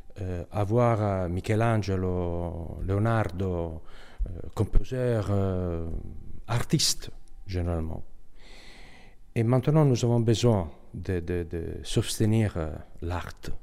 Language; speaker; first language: French; non-native, learner; Italian